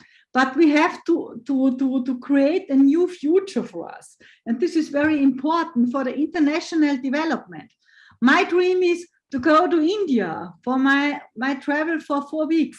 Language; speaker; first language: English; non-native, fluent; German